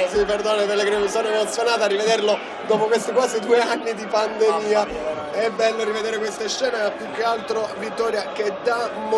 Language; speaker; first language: Italian; native; Italian